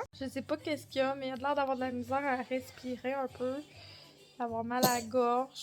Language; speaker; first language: French; native; French